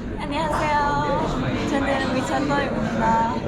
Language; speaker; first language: Korean; non-native, learner; Japanese